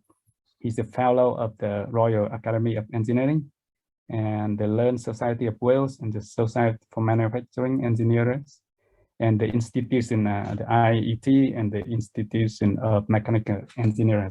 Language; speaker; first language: English; non-native, fluent; Vietnamese